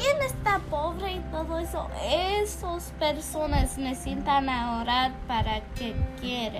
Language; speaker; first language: Spanish; early bilingual, heritage; English